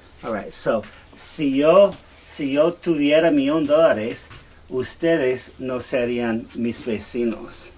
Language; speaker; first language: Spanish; non-native, learner; English